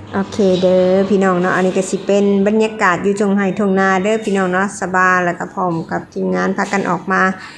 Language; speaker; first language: Thai; native; Thai